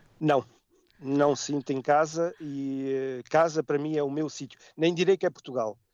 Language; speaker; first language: Portuguese; native; Portuguese